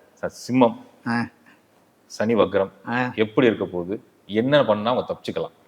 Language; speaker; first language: Tamil; native; Tamil